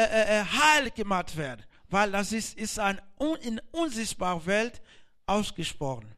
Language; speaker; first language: German; non-native, learner; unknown